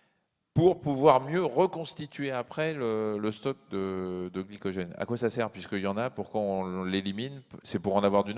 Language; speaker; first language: French; native; French